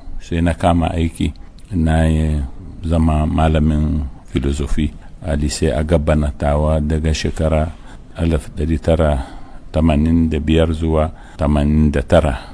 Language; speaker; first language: Hausa; non-native, local second language; Arabic